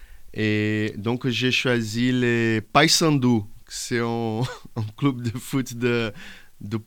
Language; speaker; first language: French; non-native, fluent; Portuguese